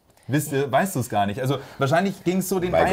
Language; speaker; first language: German; native; German